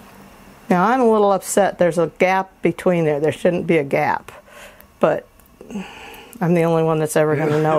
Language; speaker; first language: English; native; English